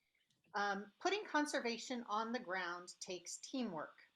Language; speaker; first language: English; native; English